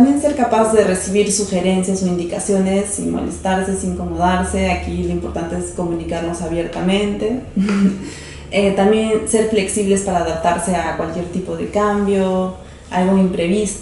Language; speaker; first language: Spanish; native; Spanish